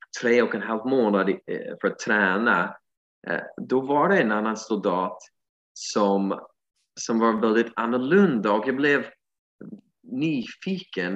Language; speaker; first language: Swedish; non-native, fluent; English